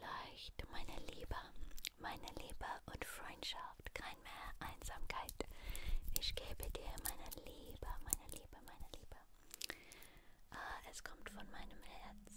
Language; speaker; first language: German; non-native, learner; English